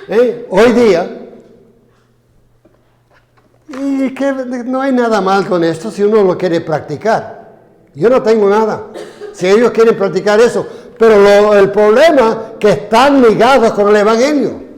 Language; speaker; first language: Spanish; non-native, fluent; English